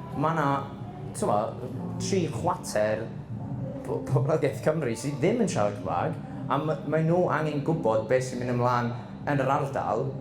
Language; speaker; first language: Welsh; non-native, local second language; English